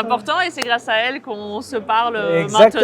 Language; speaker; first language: French; native; French